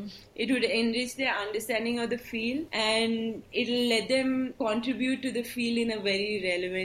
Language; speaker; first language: English; non-native, local second language; Tulu